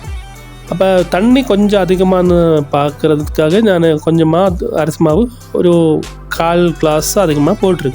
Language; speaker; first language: Tamil; non-native, learner; Malayalam